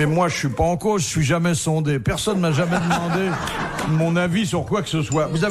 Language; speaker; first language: French; native; French